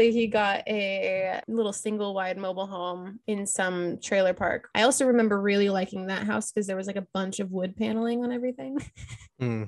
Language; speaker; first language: English; native; English